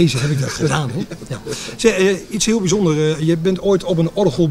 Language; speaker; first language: Dutch; native; Dutch